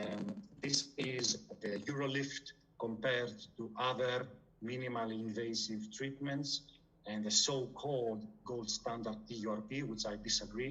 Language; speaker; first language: English; non-native, fluent; Greek